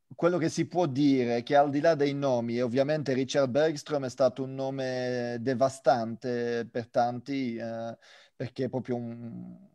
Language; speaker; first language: Italian; non-native, fluent; French